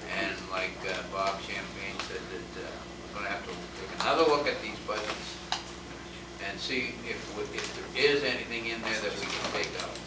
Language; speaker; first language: English; native; English